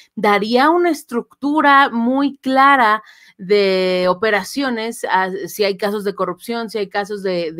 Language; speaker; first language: Spanish; native; Spanish